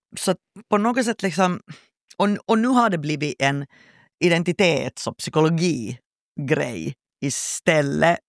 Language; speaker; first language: Swedish; native; Swedish